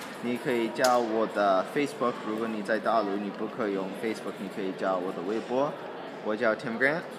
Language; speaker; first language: Chinese; non-native, learner; English